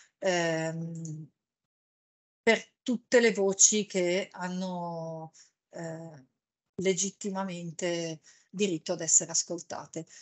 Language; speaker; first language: Italian; native; Italian